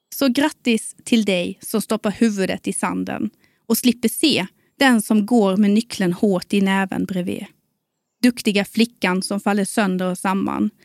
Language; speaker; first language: Swedish; native; Swedish